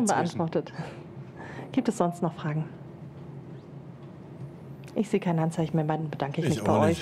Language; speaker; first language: German; native; German